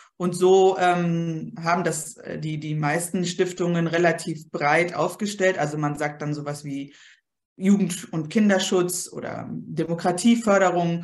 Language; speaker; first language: German; early bilingual, other home language; Polish